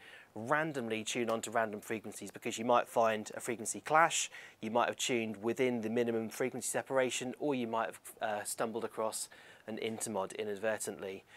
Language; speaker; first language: English; native; English